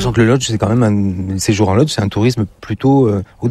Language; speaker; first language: French; native; French